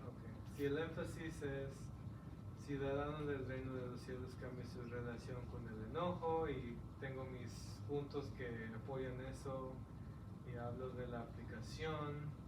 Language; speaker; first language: Spanish; early bilingual, heritage; Spanish